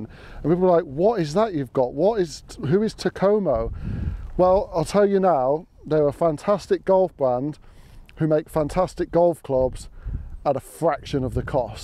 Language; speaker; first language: English; native; English